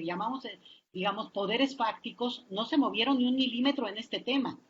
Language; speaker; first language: Spanish; native; Spanish